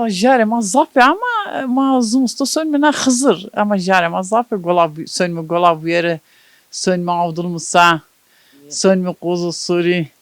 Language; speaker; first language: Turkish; non-native, local second language; Zaza